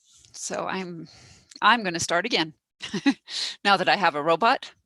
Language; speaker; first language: English; native; English